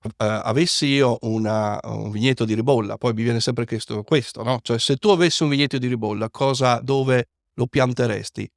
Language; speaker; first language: Italian; native; Italian